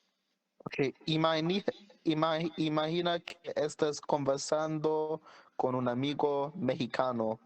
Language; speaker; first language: Spanish; non-native, learner; English